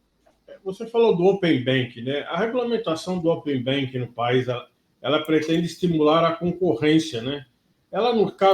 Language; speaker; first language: Portuguese; native; Portuguese